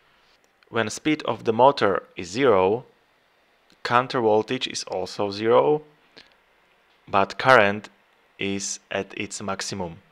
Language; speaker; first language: English; non-native, fluent; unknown